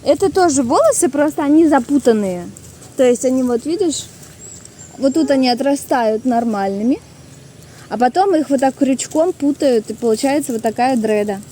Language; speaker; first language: Russian; native; Russian